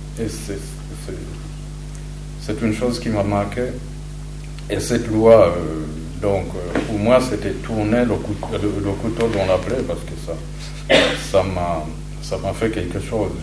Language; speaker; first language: French; non-native, local second language; Kinyarwanda